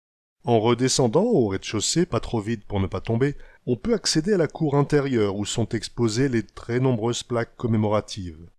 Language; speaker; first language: French; native; French